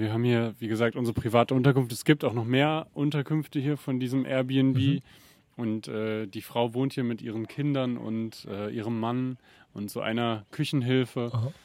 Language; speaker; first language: German; native; German